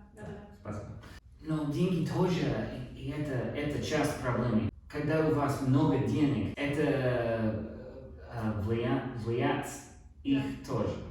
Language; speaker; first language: Russian; non-native, learner; English